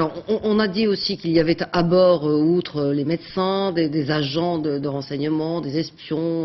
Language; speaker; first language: French; native; French